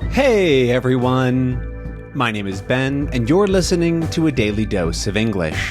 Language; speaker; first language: English; native; English